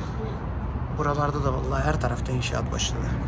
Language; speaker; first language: Turkish; native; Turkish